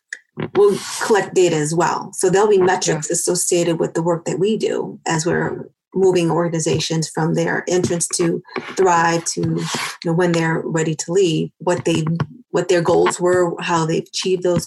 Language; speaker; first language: English; native; English